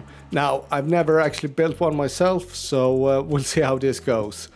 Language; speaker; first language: English; native; English